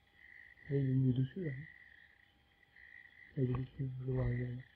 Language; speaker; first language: French; native; French